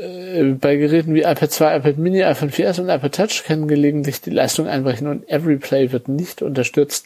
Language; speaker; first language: German; native; German